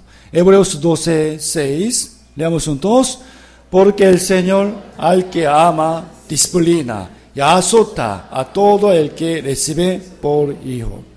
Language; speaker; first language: Spanish; non-native, fluent; Korean